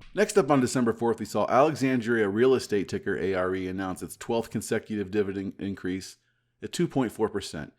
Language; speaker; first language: English; native; English